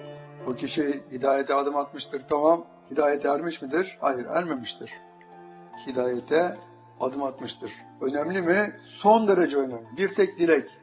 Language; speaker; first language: Turkish; native; Turkish